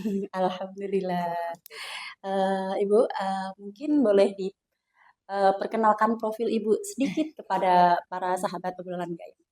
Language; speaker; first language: Indonesian; non-native, local second language; Javanese